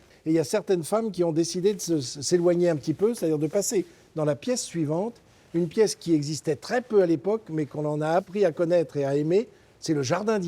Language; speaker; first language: French; native; French